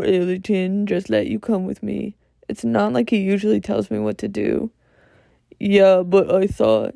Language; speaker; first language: English; native; English